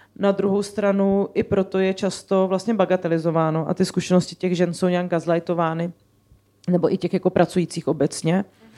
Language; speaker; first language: Czech; native; Czech